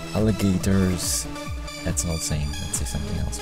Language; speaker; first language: English; non-native, fluent; Dutch